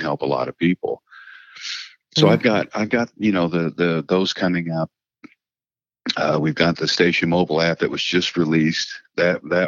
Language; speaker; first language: English; native; English